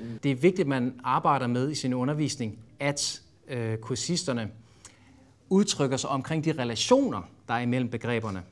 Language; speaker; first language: Danish; native; Danish